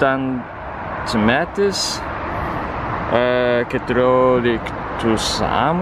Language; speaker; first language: Lithuanian; non-native, learner; Japanese